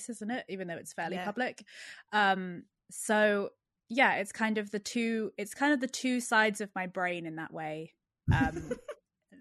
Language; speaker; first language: English; native; English